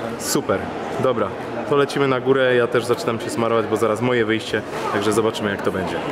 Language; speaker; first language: Polish; native; Polish